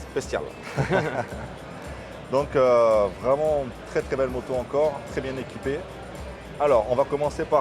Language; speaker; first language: French; native; French